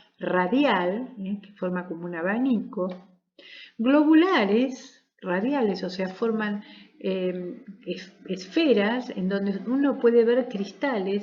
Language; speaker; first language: Spanish; native; Spanish